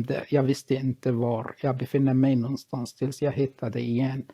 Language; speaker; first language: Swedish; non-native, fluent; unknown